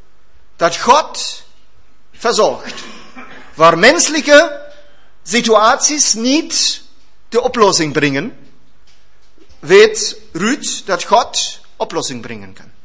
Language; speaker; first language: Dutch; non-native, learner; German